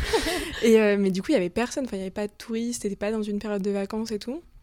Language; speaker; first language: French; native; French